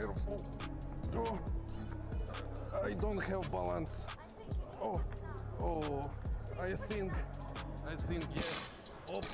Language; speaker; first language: English; non-native, learner; Russian